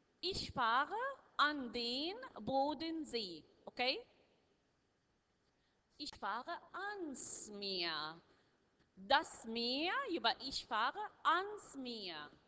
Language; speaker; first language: German; non-native, learner; Arabic